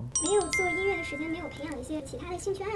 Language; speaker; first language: Chinese; native; Chinese